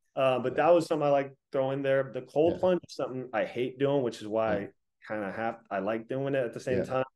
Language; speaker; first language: English; native; English